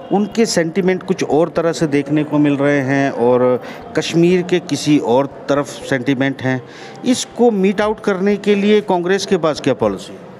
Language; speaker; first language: Hindi; native; Hindi